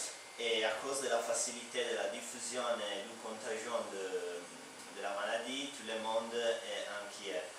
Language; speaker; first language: French; non-native, learner; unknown